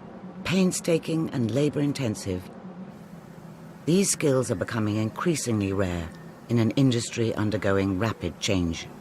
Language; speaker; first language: English; native; English